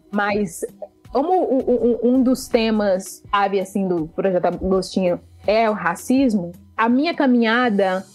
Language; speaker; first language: Portuguese; early bilingual, other home language; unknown